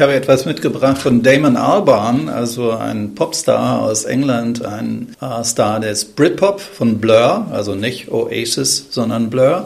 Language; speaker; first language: German; native; German